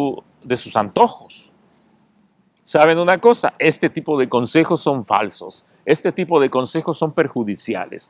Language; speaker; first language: Spanish; native; Spanish